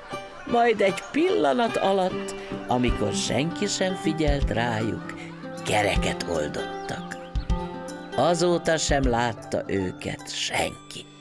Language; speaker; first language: Hungarian; native; Hungarian